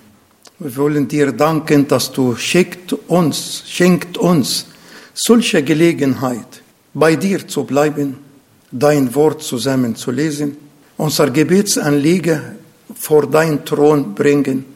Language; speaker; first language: German; non-native, fluent; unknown